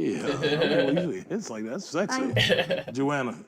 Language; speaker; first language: English; native; English